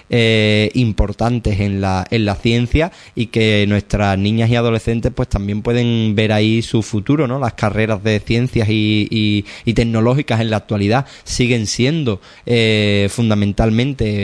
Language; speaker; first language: Spanish; native; Spanish